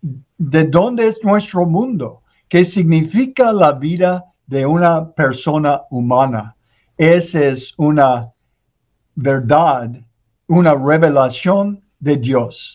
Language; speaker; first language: Spanish; non-native, learner; English